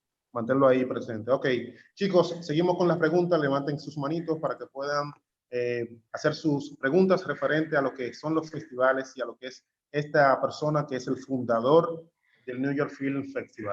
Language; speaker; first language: Spanish; native; Spanish